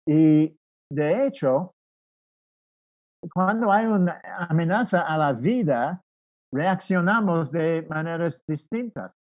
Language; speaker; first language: Spanish; non-native, fluent; English